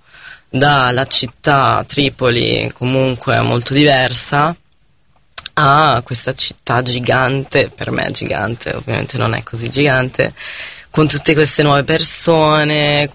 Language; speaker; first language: Italian; non-native, fluent; Arabic